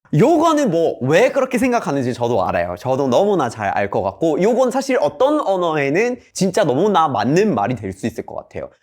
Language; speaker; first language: Korean; non-native, fluent; English